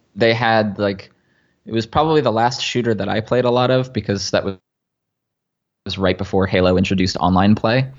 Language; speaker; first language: English; native; English